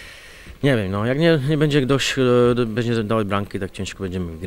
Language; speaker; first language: Polish; non-native, learner; Czech